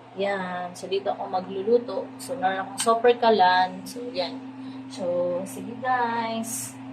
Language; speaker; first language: Filipino; non-native, local second language; Cebuano